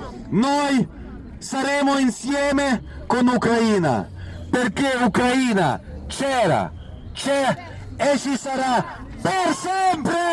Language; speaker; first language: Italian; non-native, fluent; Ukrainian